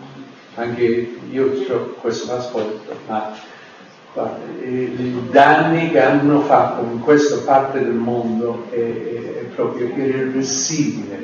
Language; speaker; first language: Italian; non-native, fluent; English